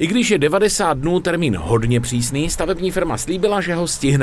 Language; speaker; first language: Czech; native; Czech